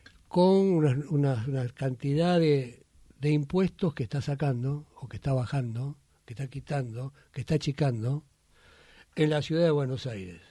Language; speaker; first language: Spanish; native; Spanish